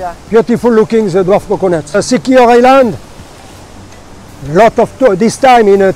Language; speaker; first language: English; non-native, learner; French